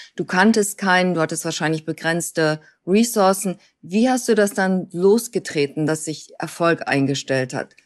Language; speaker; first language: German; native; German